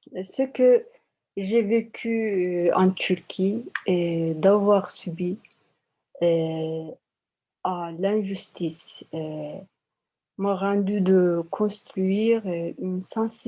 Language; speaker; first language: French; non-native, learner; Turkish